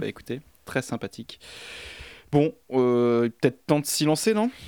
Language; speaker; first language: French; native; French